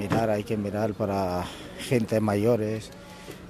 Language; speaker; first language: Spanish; non-native, learner; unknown